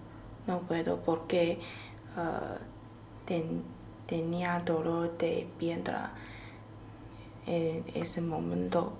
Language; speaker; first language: Spanish; non-native, learner; Chinese